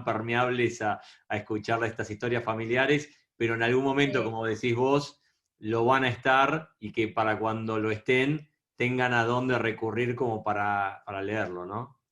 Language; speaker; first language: Spanish; native; Spanish